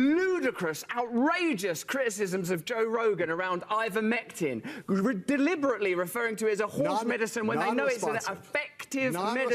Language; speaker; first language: English; native; English